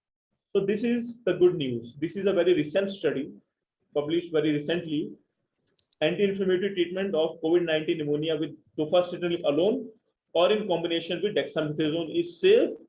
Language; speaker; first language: English; non-native, local second language; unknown